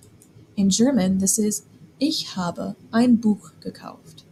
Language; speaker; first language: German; non-native, fluent; English